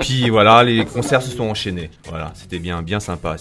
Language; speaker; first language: French; native; French